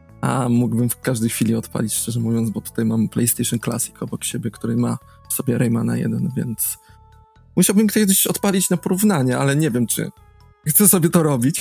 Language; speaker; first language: Polish; native; Polish